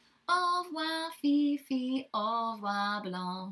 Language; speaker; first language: French; non-native, learner; English